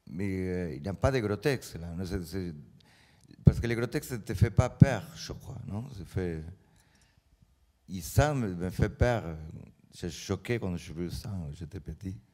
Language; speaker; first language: French; non-native, learner; Spanish